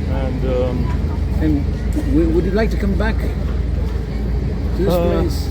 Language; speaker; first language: English; non-native, local second language; Tamil